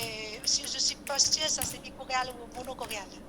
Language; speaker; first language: French; non-native, learner; Vietnamese